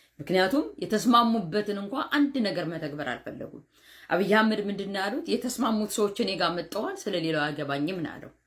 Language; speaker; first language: Amharic; native; Amharic